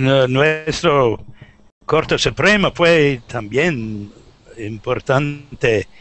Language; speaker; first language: Spanish; non-native, learner; English